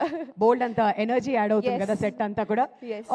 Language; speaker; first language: Telugu; native; Telugu